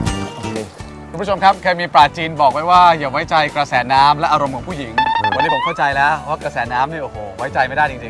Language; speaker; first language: Thai; native; Thai